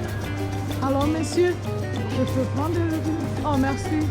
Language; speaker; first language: French; non-native, local second language; Kinyarwanda